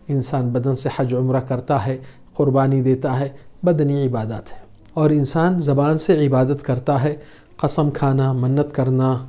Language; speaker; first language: Urdu; non-native, fluent; Arabic